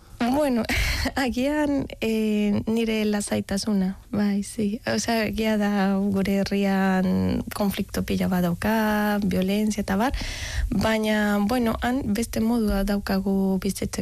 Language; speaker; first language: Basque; non-native, learner; Spanish